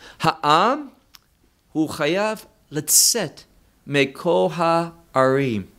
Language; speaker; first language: Hebrew; non-native, fluent; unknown